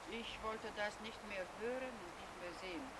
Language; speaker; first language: German; non-native, fluent; Lithuanian